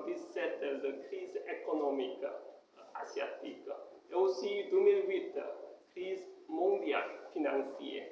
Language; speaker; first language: French; non-native, fluent; Korean